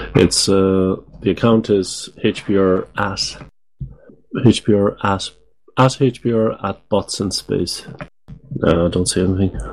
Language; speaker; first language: English; native; English